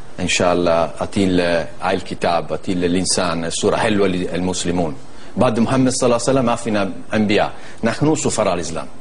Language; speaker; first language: Arabic; non-native, learner; Italian